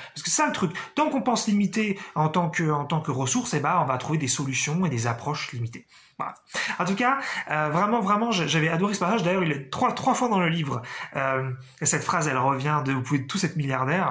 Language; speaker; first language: French; native; French